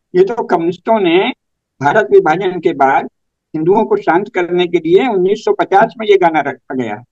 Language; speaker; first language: Hindi; native; Hindi